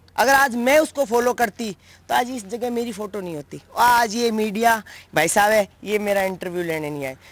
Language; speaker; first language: Hindi; native; Hindi